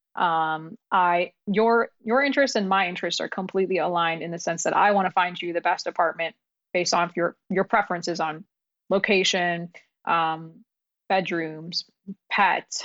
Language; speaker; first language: English; early bilingual, other home language; Urdu